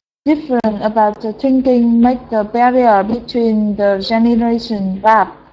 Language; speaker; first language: English; non-native, learner; Vietnamese